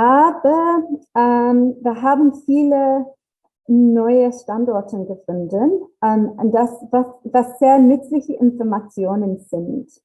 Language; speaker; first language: German; non-native, learner; English